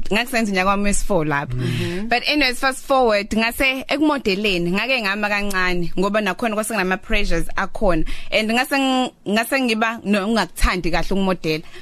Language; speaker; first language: Zulu; native; Zulu